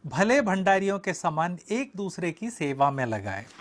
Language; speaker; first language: Hindi; native; Hindi